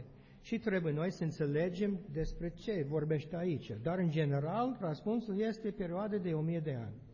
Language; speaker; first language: Romanian; non-native, learner; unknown